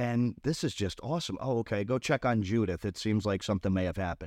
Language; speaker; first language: English; native; English